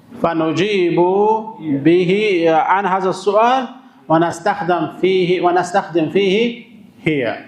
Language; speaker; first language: Arabic; non-native, fluent; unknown